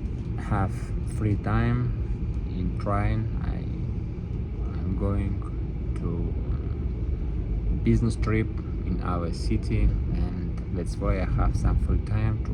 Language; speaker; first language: English; non-native, learner; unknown